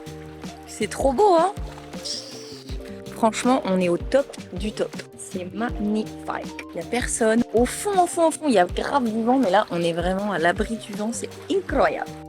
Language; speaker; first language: French; native; French